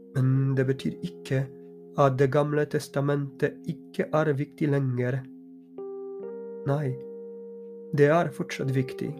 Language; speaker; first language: Norwegian; non-native, fluent; Polish